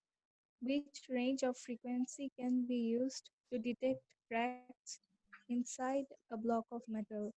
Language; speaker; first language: English; non-native, local second language; Bangla